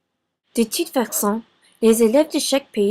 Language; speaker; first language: French; non-native, learner; English